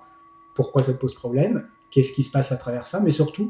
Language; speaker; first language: French; native; French